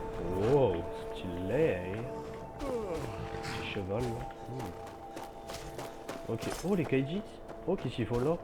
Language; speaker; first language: French; native; French